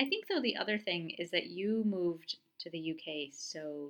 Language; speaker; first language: English; native; English